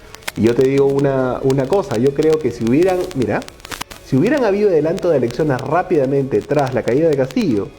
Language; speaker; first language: Spanish; native; Spanish